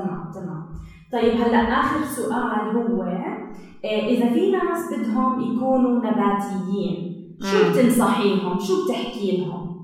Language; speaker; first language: Arabic; native; Arabic